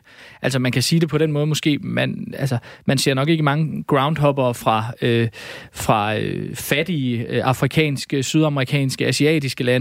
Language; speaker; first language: Danish; native; Danish